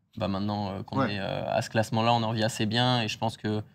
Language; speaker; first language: French; native; French